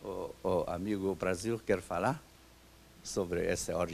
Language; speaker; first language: Portuguese; non-native, fluent; Chinese